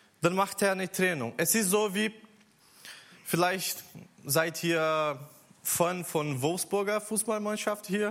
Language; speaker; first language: German; non-native, learner; Portuguese